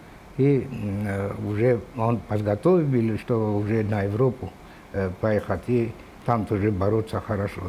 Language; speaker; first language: Russian; non-native, local second language; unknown